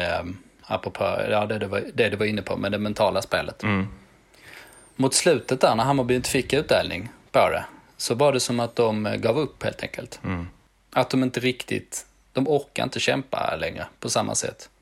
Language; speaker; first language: Swedish; native; Swedish